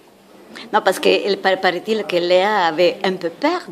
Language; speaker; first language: French; non-native, fluent; Italian